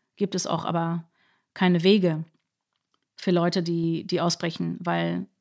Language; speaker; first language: German; non-native, fluent; English